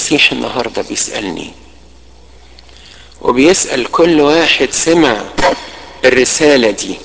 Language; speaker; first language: Arabic; native; Arabic